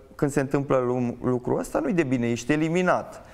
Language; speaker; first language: Romanian; native; Romanian